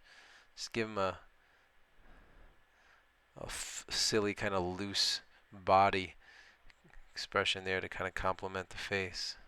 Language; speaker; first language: English; native; English